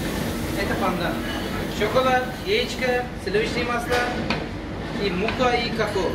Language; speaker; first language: Russian; non-native, learner; Turkish